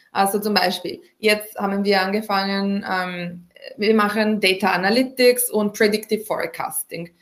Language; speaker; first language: German; non-native, fluent; Italian